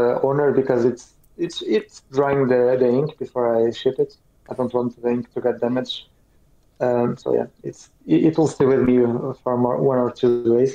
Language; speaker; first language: English; non-native, fluent; Portuguese